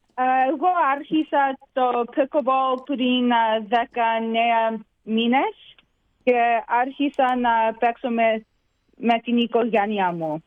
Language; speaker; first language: Greek; early bilingual, heritage; Greek